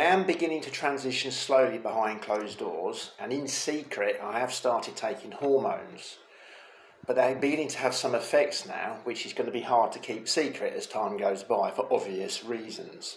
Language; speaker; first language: English; native; English